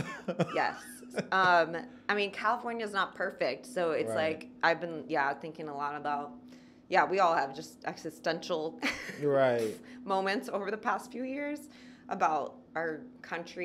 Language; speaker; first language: English; native; English